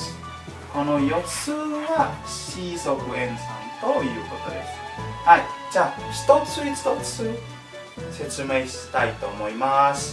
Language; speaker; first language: Japanese; non-native, learner; Indonesian